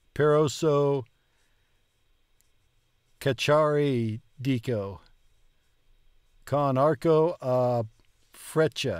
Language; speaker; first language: Italian; non-native, learner; English